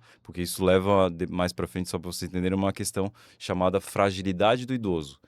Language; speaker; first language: Portuguese; native; Portuguese